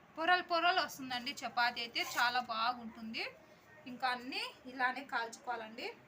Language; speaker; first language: Telugu; non-native, local second language; Urdu